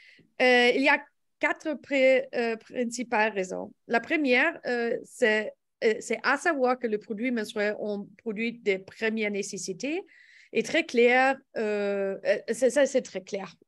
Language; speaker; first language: French; non-native, learner; English